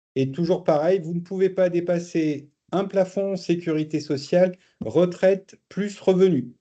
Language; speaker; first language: French; native; French